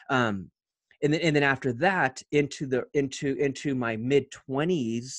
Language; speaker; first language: English; native; English